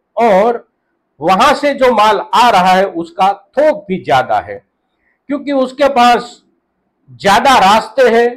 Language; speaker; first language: Hindi; non-native, local second language; Gujarati